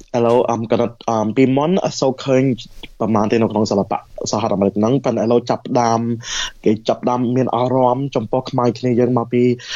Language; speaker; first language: Khmer; early bilingual, heritage; Khmer